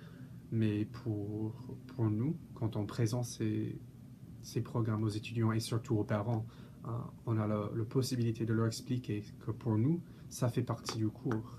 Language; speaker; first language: French; non-native, fluent; English